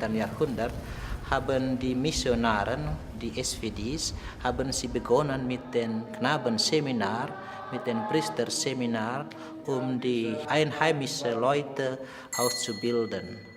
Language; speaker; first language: German; non-native, fluent; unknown